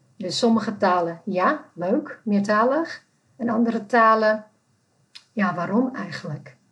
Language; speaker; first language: Dutch; non-native, fluent; Czech